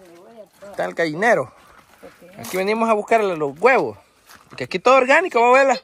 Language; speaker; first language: Spanish; native; Spanish